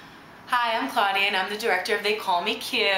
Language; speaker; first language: English; native; English